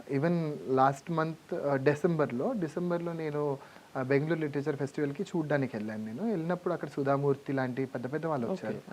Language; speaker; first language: Telugu; non-native, local second language; Lambadi